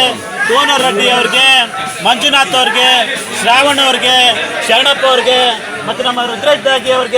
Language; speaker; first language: Kannada; native; Kannada